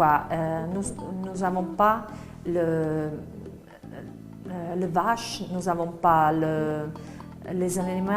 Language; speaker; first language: French; non-native, learner; Slovak